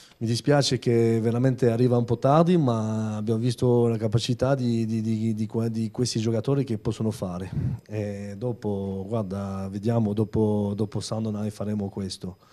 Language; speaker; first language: Italian; non-native, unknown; French